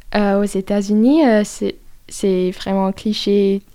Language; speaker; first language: French; non-native, fluent; English